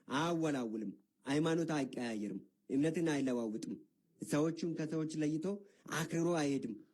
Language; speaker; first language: Amharic; non-native, local second language; Oromo